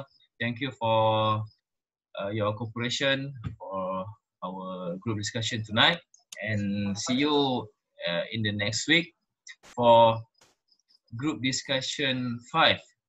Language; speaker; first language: English; non-native, local second language; Malay